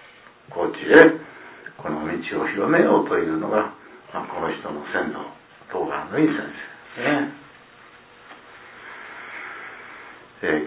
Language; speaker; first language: Japanese; native; Japanese